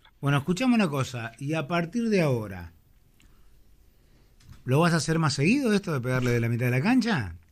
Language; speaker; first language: Spanish; native; Spanish